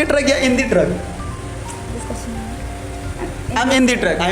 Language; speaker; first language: English; non-native, local second language; Hindi